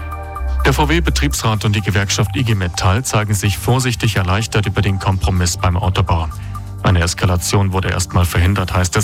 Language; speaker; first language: German; native; German